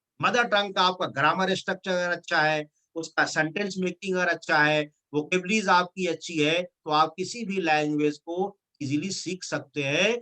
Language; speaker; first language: Hindi; non-native, local second language; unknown